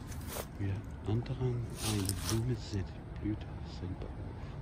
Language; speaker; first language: German; non-native, learner; Danish